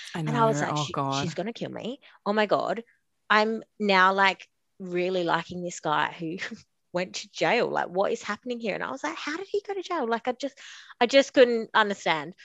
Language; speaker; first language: English; native; English